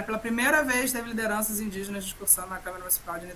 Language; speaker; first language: Portuguese; native; Portuguese